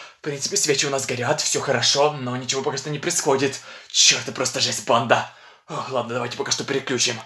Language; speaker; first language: Russian; non-native, local second language; Ukrainian